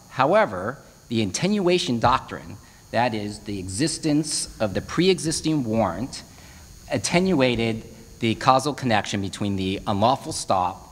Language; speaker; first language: English; native; English